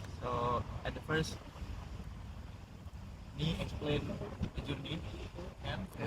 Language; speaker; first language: English; non-native, learner; Indonesian